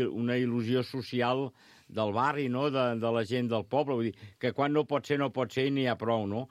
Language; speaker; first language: Catalan; native; Catalan